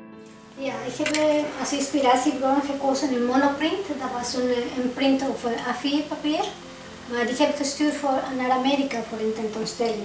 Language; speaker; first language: Dutch; non-native, fluent; Spanish